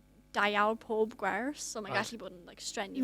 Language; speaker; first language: Welsh; non-native, local second language; English